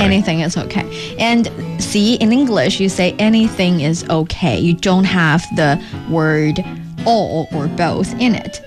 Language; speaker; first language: English; non-native, fluent; Chinese